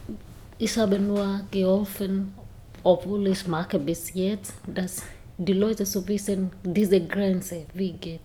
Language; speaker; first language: German; non-native, learner; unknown